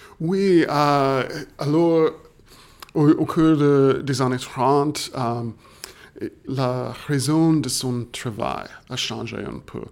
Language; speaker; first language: French; non-native, fluent; English